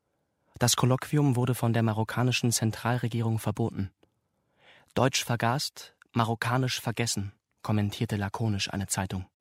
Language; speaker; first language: German; native; German